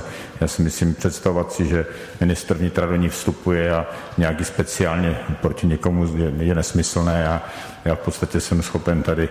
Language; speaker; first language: Czech; native; Czech